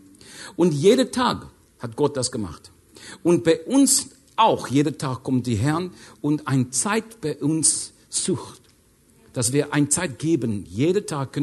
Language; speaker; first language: German; non-native, learner; English